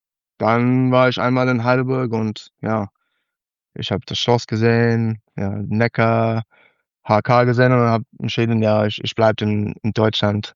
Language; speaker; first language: German; non-native, learner; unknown